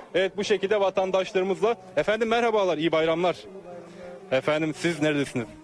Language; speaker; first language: Turkish; native; Turkish